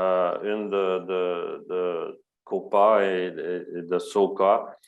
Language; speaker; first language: French; native; French